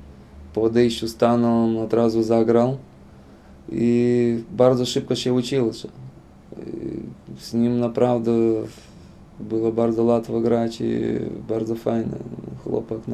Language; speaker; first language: Polish; non-native, fluent; Lithuanian